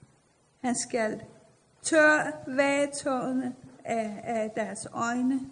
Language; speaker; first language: Danish; non-native, fluent; Persian